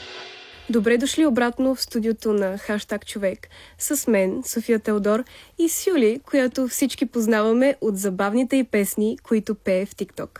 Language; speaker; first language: Bulgarian; native; Bulgarian